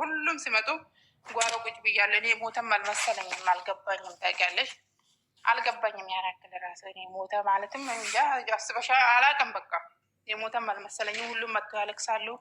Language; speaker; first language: Amharic; non-native, local second language; Oromo